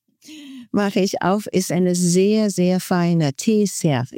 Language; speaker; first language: German; non-native, fluent; Chinese